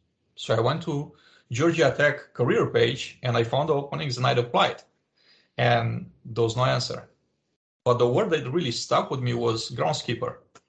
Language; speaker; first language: English; non-native, fluent; Romanian